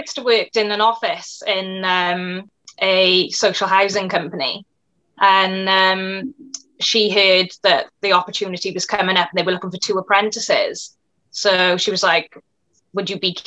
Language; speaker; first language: English; native; English